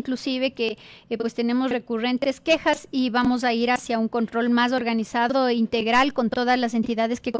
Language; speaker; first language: Spanish; native; Spanish